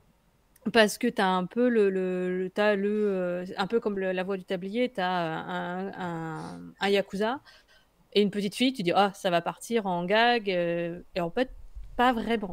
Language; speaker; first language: French; native; French